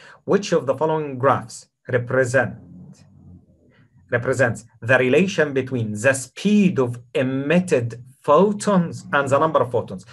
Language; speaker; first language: English; non-native, fluent; Arabic